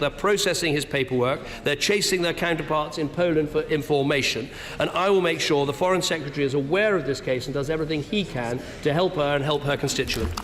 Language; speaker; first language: English; native; English